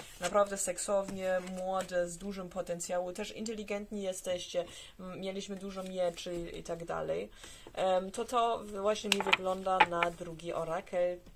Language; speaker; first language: Polish; early bilingual, heritage; Polish